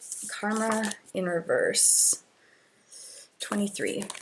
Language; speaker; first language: English; native; English